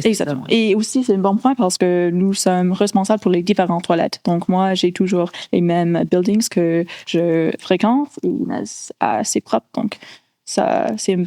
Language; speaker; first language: French; non-native, local second language; English